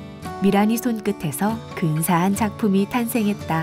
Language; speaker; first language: Korean; native; Korean